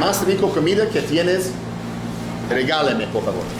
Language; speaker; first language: Spanish; non-native, learner; English